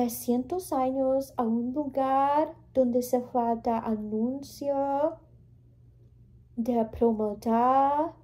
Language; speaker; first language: Spanish; early bilingual, heritage; English